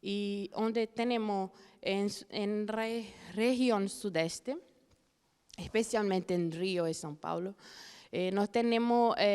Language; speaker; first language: Spanish; non-native, fluent; Portuguese